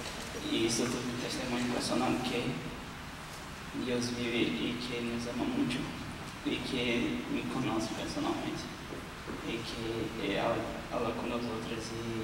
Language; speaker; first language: Spanish; non-native, learner; Portuguese